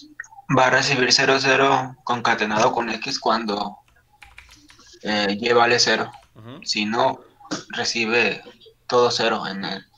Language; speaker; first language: Spanish; native; Spanish